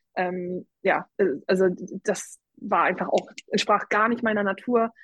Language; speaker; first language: German; native; German